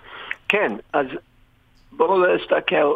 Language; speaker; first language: Hebrew; non-native, fluent; English